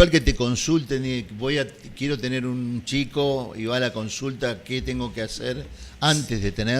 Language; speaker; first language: Spanish; native; Spanish